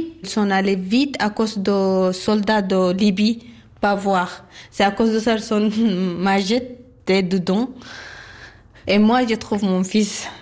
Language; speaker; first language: French; non-native, learner; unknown